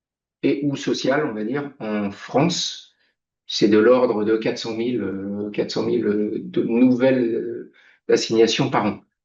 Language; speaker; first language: French; native; French